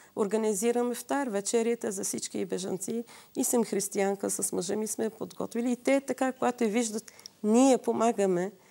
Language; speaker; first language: Bulgarian; non-native, fluent; Assyrian Neo-Aramaic